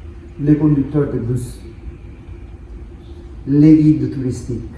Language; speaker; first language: French; non-native, fluent; Italian